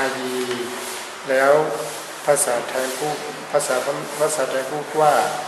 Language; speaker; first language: Thai; non-native, fluent; Burmese